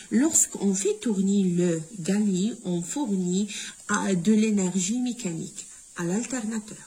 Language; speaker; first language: French; non-native, local second language; Arabic